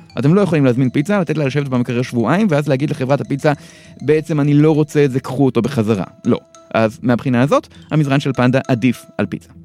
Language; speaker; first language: Hebrew; native; Hebrew